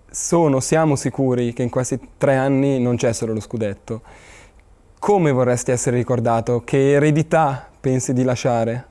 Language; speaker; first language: Italian; native; Italian